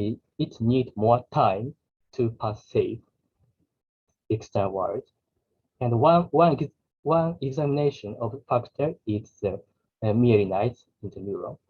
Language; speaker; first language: English; non-native, learner; Japanese